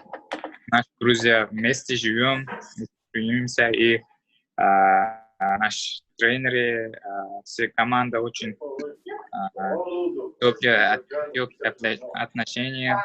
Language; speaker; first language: Russian; non-native, learner; Uzbek